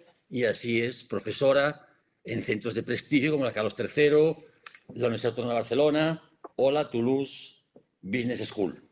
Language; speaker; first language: Spanish; native; Spanish